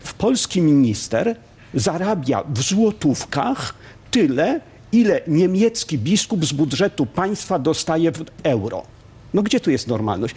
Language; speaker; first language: Polish; native; Polish